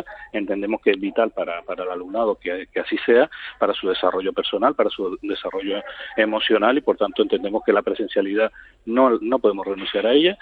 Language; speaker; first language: Spanish; native; Spanish